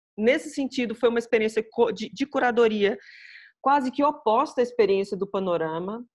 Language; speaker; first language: Portuguese; native; Portuguese